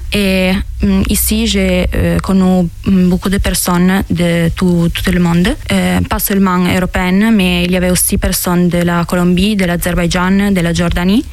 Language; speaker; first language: French; non-native, learner; Italian